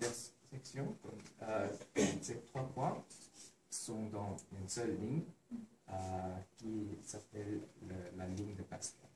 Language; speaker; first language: French; non-native, learner; Korean